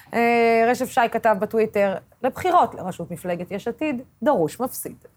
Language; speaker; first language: Hebrew; non-native, local second language; Arabic